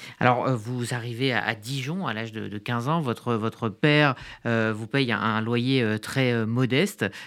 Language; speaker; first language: French; native; French